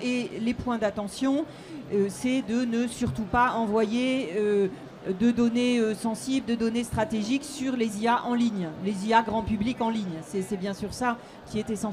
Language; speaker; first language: French; native; French